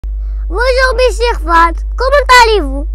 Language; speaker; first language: French; non-native, local second language; Arabic